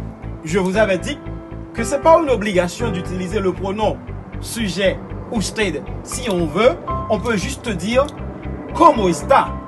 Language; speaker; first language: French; non-native, local second language; Haitian Creole